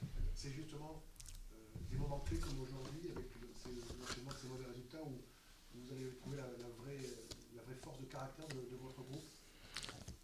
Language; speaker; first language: French; native; French